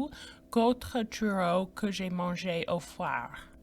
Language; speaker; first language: French; non-native, fluent; English